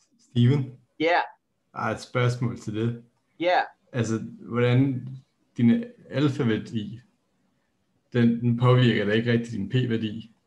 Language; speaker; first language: Danish; native; Danish